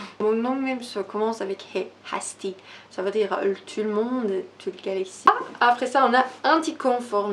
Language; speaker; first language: French; non-native, learner; Persian